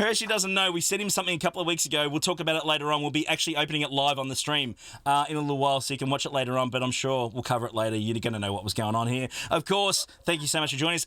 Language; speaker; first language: English; native; English